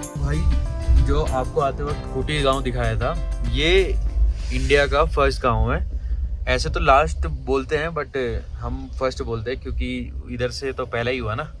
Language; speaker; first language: Hindi; native; Hindi